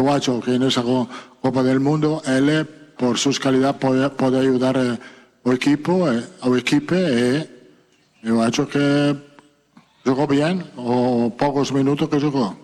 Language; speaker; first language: Portuguese; non-native, fluent; Italian